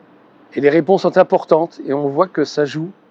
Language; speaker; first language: French; native; French